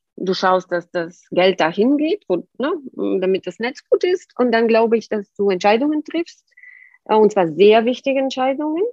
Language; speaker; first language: German; non-native, fluent; Bulgarian